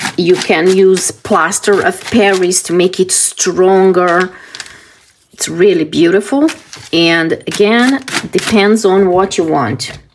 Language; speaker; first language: English; non-native, fluent; Portuguese